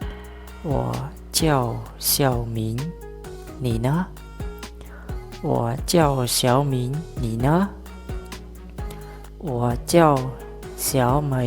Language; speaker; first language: Chinese; non-native, fluent; Khmer